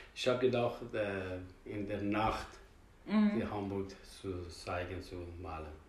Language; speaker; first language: German; non-native, fluent; Persian